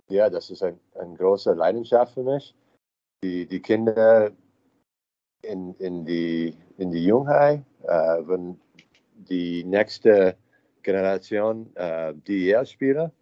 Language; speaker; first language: German; non-native, learner; English